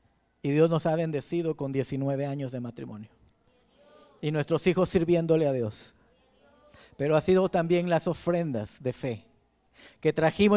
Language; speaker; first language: Spanish; native; Spanish